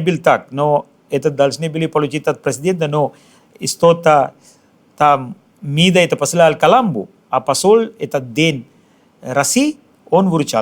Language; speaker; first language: Russian; non-native, fluent; Sinhala